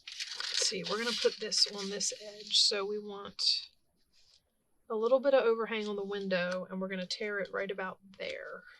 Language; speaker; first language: English; native; English